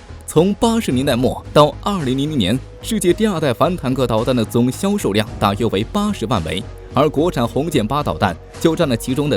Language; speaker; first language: Chinese; native; Chinese